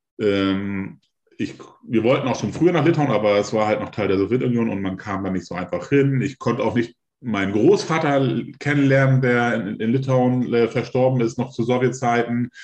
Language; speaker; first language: German; early bilingual, other home language; Lithuanian